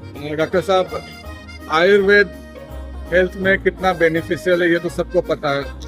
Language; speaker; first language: Hindi; native; Hindi